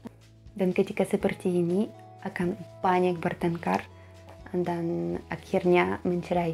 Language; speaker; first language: Indonesian; non-native, fluent; Russian